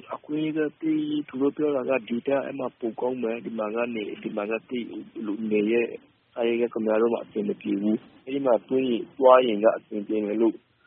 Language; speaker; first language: Burmese; non-native, local second language; Rohingya